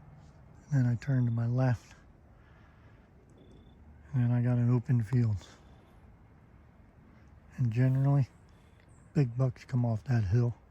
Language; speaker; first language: English; native; English